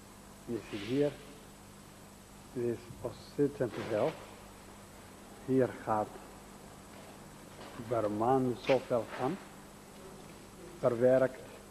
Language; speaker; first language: Dutch; non-native, learner; Somali